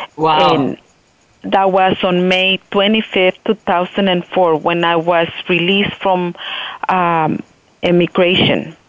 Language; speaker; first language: English; non-native, fluent; Spanish